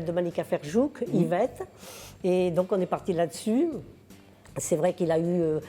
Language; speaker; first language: French; native; French